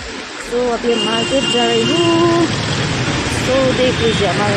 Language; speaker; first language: Hindi; non-native, local second language; Nepali